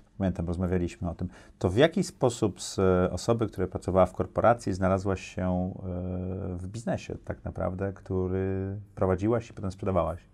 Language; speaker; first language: Polish; native; Polish